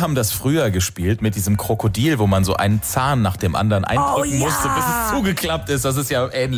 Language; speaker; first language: German; native; German